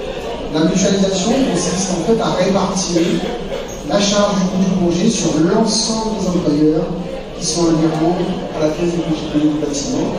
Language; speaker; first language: French; native; French